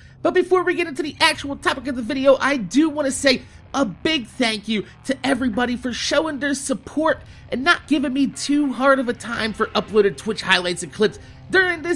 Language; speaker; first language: English; native; English